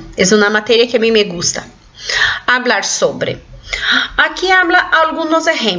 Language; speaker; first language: Spanish; non-native, fluent; Portuguese